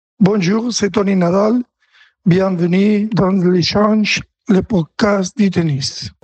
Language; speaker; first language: French; non-native, learner; Spanish